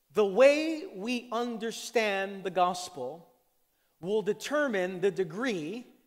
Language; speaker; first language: English; native; English